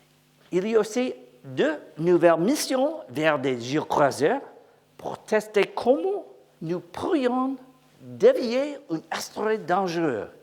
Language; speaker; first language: French; non-native, learner; English